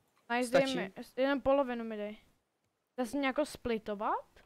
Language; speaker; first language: Czech; native; Czech